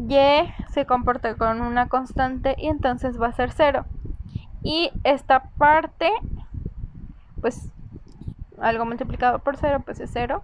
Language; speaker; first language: Spanish; native; Spanish